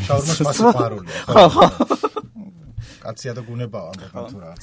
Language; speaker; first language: Georgian; native; Georgian